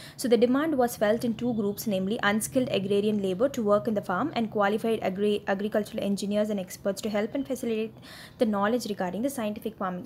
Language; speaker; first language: English; non-native, local second language; Tamil